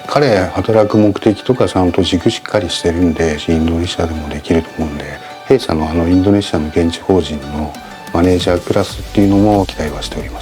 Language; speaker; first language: Japanese; native; Japanese